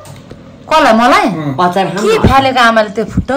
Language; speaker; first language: Nepali; native; Nepali